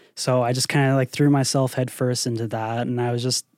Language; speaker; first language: English; native; English